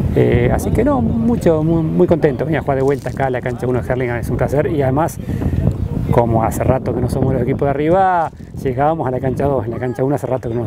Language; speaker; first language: Spanish; native; Spanish